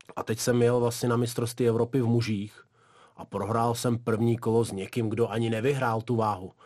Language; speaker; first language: Czech; early bilingual, other home language; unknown